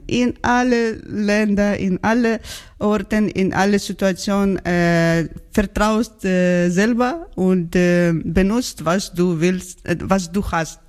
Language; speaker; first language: German; non-native, learner; Georgian